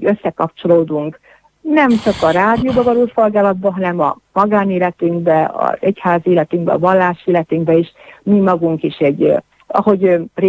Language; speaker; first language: Hungarian; native; Hungarian